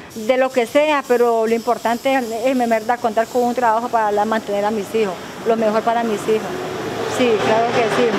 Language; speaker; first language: Spanish; native; Spanish